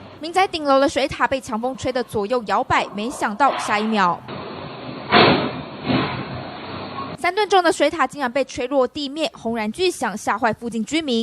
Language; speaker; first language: Chinese; native; Chinese